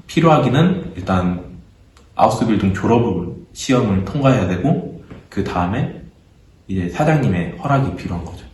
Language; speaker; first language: Korean; native; Korean